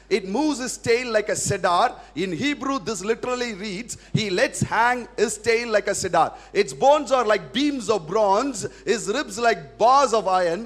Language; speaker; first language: English; non-native, local second language; Tamil